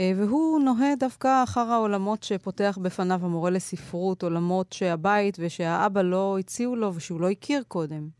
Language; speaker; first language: Hebrew; native; Hebrew